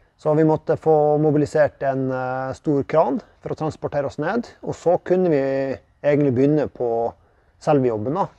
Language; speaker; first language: Norwegian; native; Norwegian